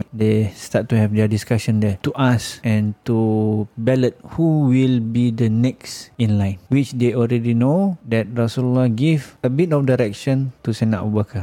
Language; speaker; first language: English; non-native, local second language; Malay